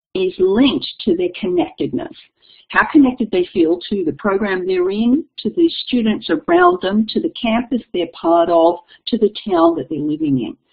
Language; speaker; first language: English; native; English